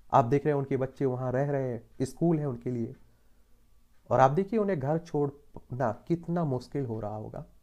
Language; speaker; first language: Hindi; native; Hindi